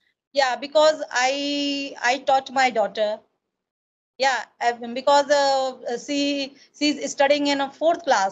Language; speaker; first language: English; non-native, learner; Hindi